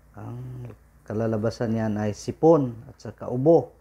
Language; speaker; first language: Filipino; non-native, local second language; Cebuano